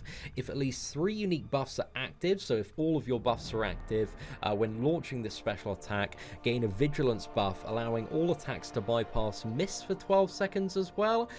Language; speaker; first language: English; native; English